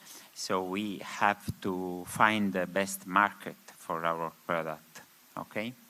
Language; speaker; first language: English; non-native, learner; Spanish